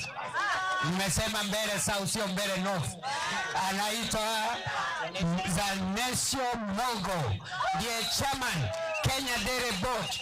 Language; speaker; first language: Swahili; non-native, local second language; Meru